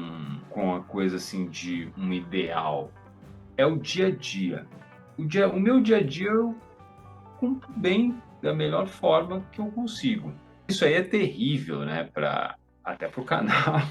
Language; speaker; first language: Portuguese; native; Portuguese